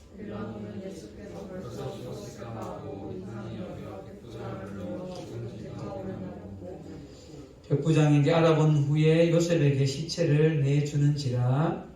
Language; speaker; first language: Korean; native; Korean